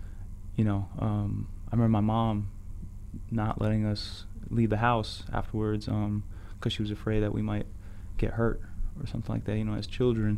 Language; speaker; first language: English; native; English